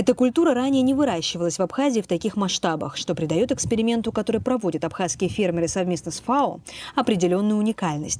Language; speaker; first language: Russian; native; Russian